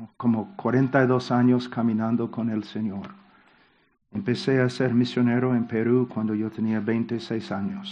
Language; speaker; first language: Spanish; non-native, fluent; English